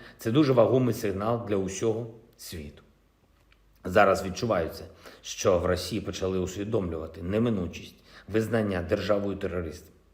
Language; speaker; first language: Ukrainian; non-native, local second language; Russian